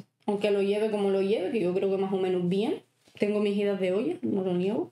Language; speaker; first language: Spanish; native; Spanish